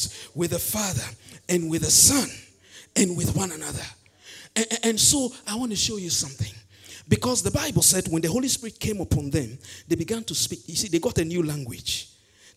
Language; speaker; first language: English; non-native, local second language; Ewe